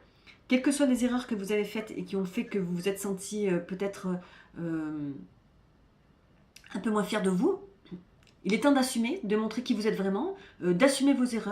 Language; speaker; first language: French; native; French